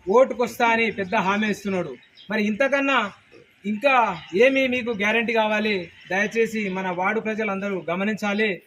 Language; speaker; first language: Telugu; native; Telugu